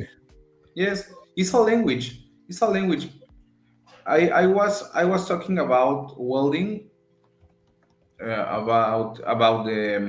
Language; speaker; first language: English; non-native, learner; Spanish